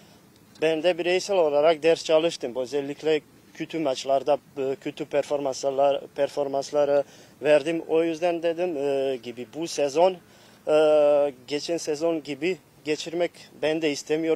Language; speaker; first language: Turkish; non-native, fluent; Bosnian